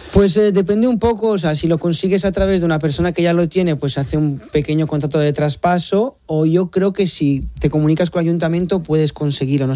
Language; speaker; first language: Spanish; non-native, fluent; Italian